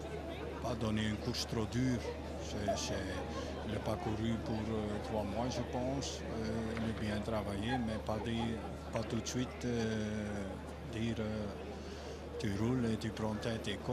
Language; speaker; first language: French; non-native, local second language; Dutch